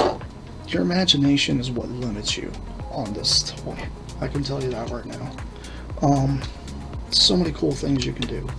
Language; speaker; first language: English; native; English